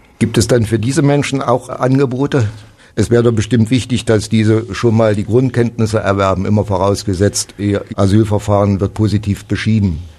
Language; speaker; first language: German; native; German